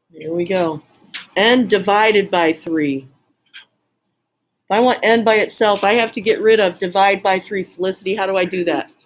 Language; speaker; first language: English; native; English